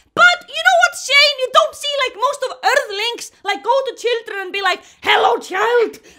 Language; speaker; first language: English; non-native, fluent; Icelandic